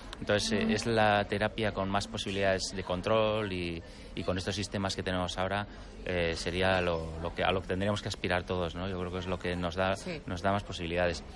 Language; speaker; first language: Spanish; native; Spanish